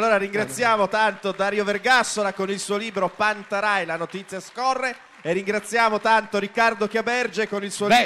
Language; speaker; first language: Italian; native; Italian